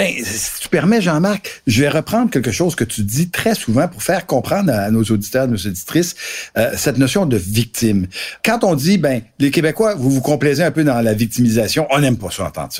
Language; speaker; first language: French; native; French